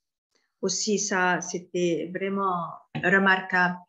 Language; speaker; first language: French; non-native, fluent; Arabic